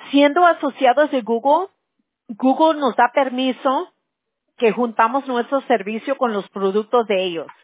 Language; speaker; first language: Spanish; early bilingual, heritage; Spanish